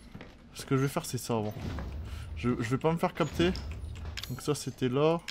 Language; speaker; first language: French; native; French